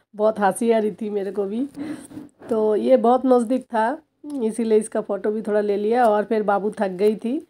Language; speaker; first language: Hindi; non-native, local second language; Bangla